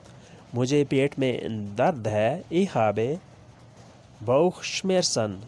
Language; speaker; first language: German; non-native, fluent; Urdu